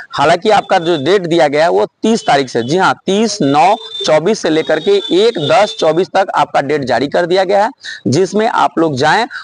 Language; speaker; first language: Hindi; native; Hindi